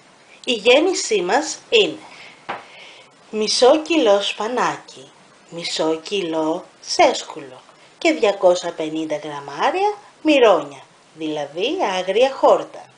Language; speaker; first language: Greek; native; Greek